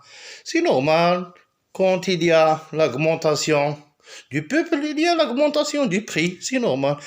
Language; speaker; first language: French; non-native, local second language; Arabic